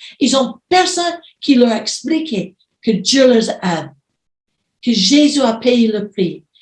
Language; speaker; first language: French; non-native, fluent; English